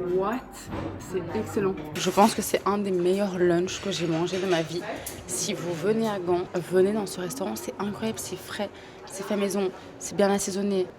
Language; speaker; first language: French; native; French